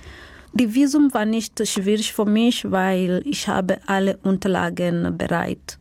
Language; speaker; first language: German; non-native, fluent; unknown